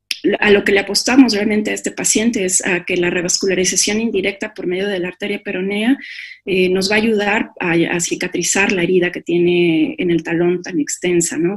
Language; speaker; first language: Spanish; native; Spanish